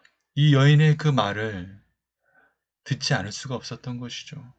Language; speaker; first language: Korean; native; Korean